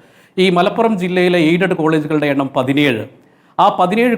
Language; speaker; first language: Malayalam; native; Malayalam